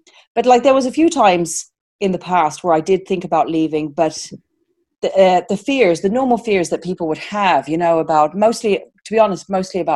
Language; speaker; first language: English; native; English